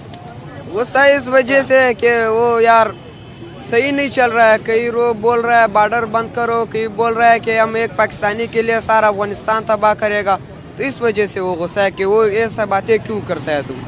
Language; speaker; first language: Hindi; non-native, learner; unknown